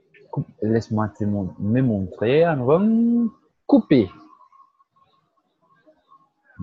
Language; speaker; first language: French; non-native, fluent; Portuguese